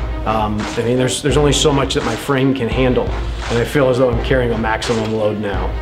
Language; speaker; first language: English; native; English